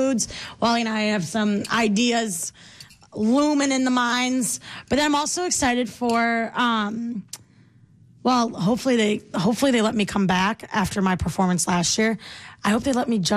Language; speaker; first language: English; native; English